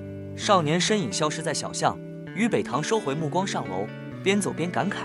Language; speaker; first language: Chinese; native; Chinese